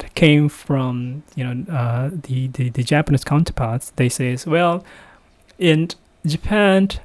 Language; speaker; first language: English; non-native, fluent; Indonesian